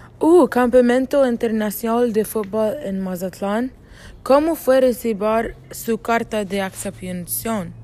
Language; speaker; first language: Spanish; non-native, learner; English